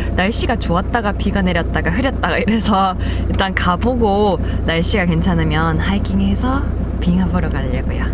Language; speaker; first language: Korean; native; Korean